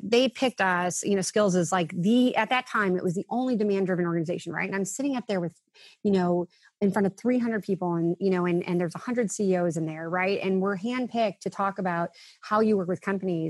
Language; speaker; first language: English; native; English